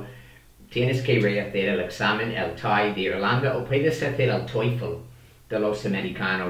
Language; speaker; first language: Spanish; non-native, fluent; English